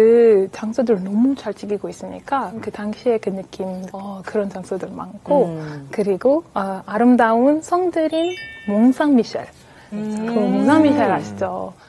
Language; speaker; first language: Korean; non-native, fluent; French